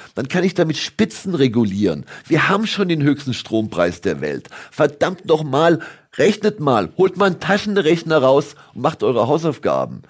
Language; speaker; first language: German; native; German